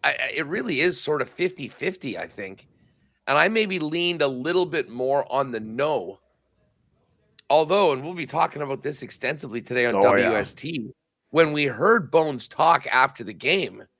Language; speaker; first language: English; native; English